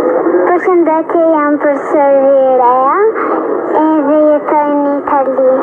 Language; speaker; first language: Albanian; early bilingual, heritage; Albanian